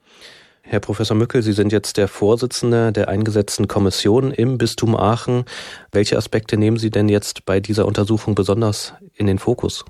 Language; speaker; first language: German; native; German